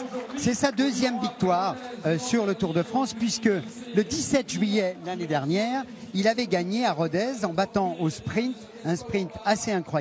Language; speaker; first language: French; native; French